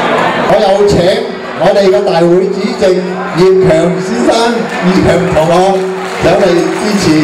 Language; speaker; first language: Chinese; early bilingual, heritage; Cantonese